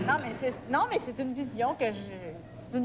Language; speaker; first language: French; native; French